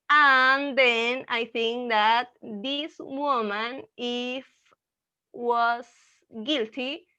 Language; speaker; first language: English; non-native, learner; Spanish